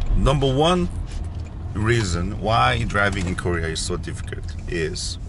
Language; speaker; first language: English; non-native, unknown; Korean